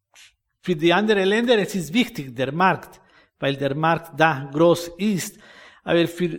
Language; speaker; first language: German; non-native, fluent; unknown